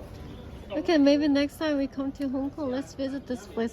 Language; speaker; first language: English; non-native, fluent; Korean